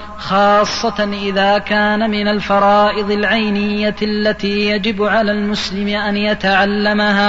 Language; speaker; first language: Arabic; native; Arabic